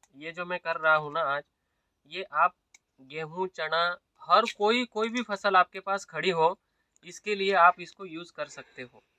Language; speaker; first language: Hindi; non-native, local second language; Marathi